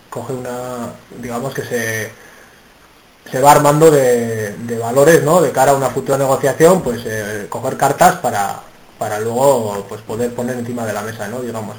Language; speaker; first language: Spanish; native; Spanish